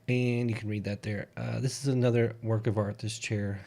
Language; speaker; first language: English; native; English